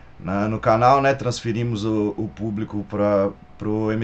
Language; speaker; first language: Portuguese; native; Portuguese